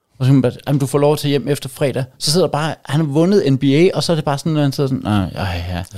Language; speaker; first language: Danish; native; Danish